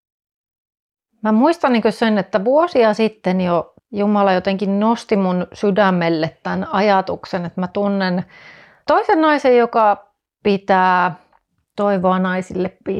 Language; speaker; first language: Finnish; native; Finnish